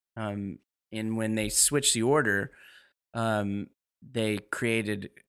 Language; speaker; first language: English; native; English